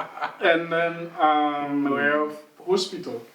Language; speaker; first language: English; non-native, local second language; Southern Sotho